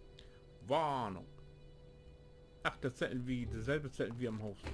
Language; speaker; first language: German; native; German